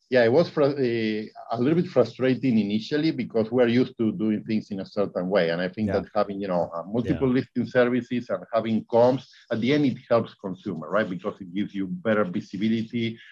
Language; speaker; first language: English; non-native, fluent; Spanish